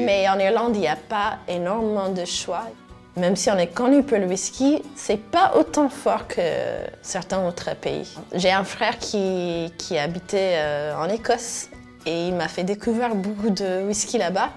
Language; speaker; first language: French; non-native, fluent; English